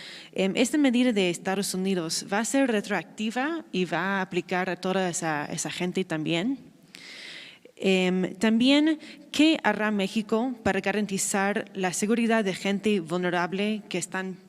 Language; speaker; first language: Spanish; non-native, fluent; English